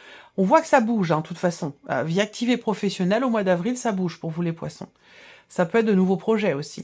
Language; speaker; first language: French; native; French